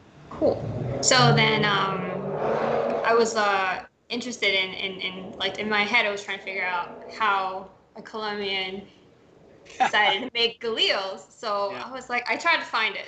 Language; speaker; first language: English; early bilingual, other home language; Spanish